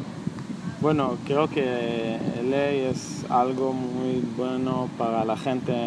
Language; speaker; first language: Spanish; non-native, learner; Hebrew